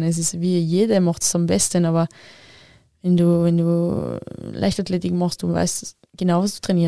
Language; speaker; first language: German; non-native, local second language; French